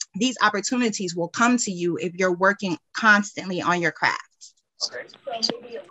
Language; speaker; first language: English; native; English